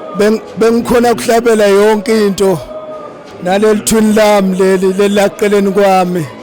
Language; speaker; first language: Zulu; non-native, local second language; Swati